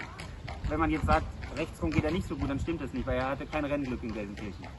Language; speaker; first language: German; native; German